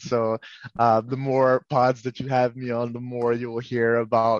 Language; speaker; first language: English; non-native, local second language; Yoruba